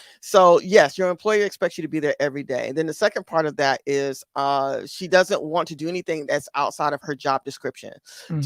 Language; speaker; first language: English; native; English